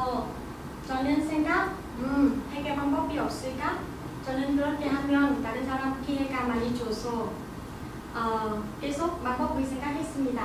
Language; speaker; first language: Korean; non-native, learner; Vietnamese